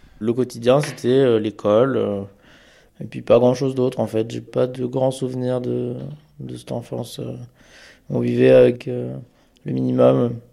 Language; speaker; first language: French; early bilingual, other home language; Amharic